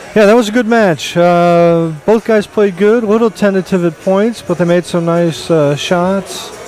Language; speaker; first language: English; native; English